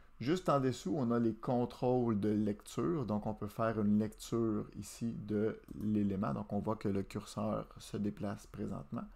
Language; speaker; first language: French; native; French